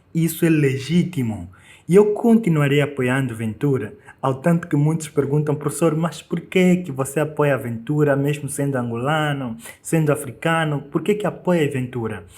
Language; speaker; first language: Portuguese; native; Portuguese